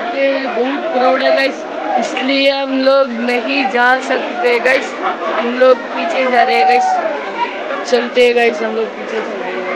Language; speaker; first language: Hindi; non-native, local second language; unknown